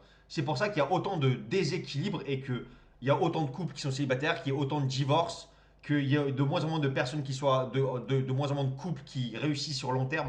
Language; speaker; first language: French; native; French